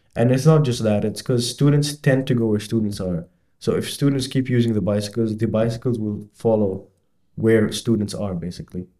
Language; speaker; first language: English; non-native, fluent; Arabic